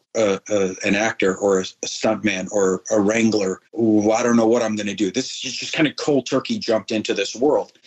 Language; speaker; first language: English; early bilingual, other home language; Persian